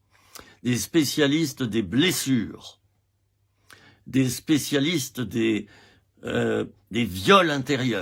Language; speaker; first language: French; native; French